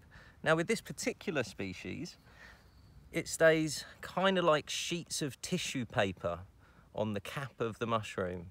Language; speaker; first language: English; native; English